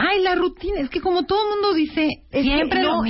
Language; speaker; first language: Spanish; native; Spanish